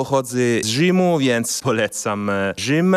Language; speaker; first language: Polish; non-native, fluent; Italian